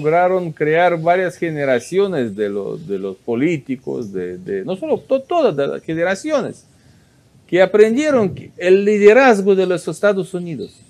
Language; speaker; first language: Spanish; non-native, fluent; Russian